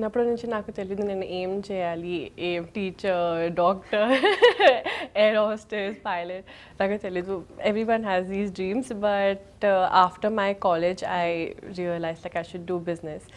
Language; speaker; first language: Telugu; non-native, local second language; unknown